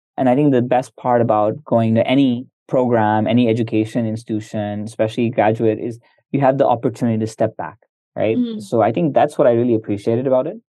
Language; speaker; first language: English; early bilingual, other home language; Hindi